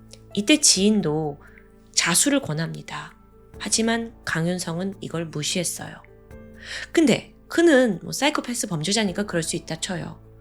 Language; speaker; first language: Korean; native; Korean